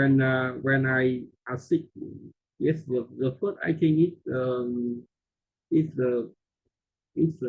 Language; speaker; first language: English; non-native, learner; Vietnamese